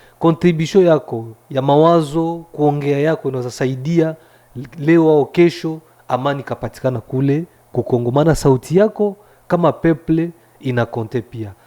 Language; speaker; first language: Swahili; native; Swahili